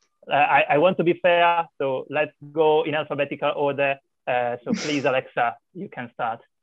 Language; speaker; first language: English; non-native, fluent; Italian